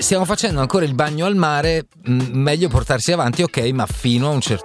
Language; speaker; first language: Italian; native; Italian